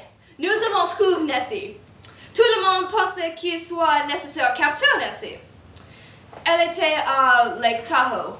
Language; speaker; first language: French; non-native, learner; English